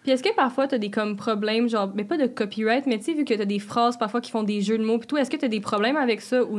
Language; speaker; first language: French; native; French